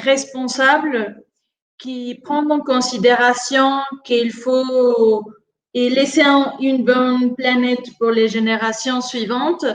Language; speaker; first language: French; non-native, fluent; Spanish